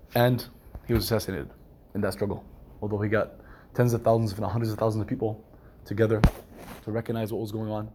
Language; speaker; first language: English; native; English